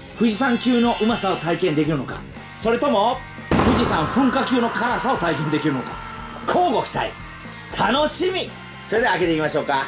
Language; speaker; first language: Japanese; early bilingual, other home language; English